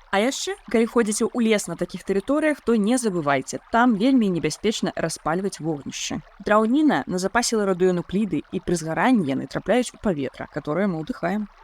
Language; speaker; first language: Belarusian; non-native, local second language; Russian